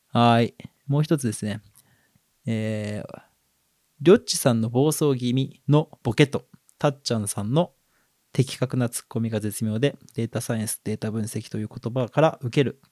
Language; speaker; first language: Japanese; native; Japanese